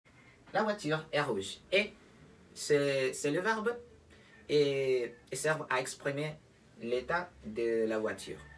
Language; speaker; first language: French; non-native, learner; Spanish